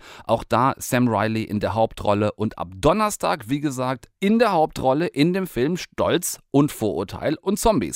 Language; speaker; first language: German; native; German